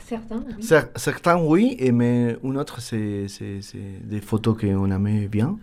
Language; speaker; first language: French; non-native, learner; Spanish